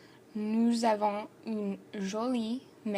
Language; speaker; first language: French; non-native, learner; English